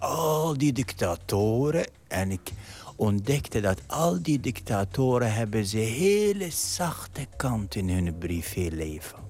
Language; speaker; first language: Dutch; non-native, fluent; Arabic